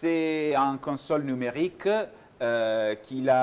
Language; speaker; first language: French; non-native, learner; Italian